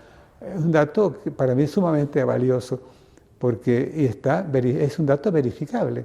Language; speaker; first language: Spanish; native; Spanish